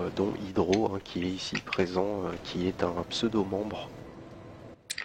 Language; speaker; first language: French; native; French